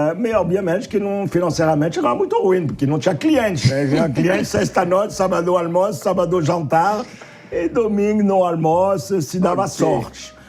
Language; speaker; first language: Portuguese; non-native, fluent; French